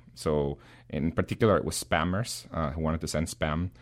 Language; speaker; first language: English; non-native, fluent; Spanish